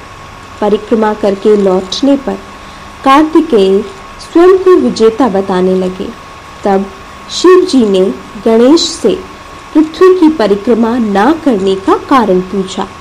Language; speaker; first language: Hindi; native; Hindi